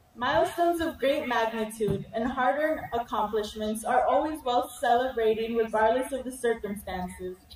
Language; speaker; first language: English; early bilingual, other home language; Spanish